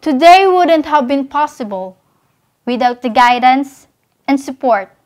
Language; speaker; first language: English; non-native, local second language; Filipino